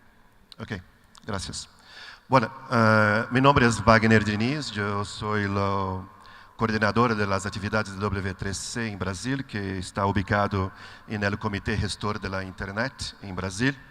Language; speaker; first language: Spanish; non-native, learner; Portuguese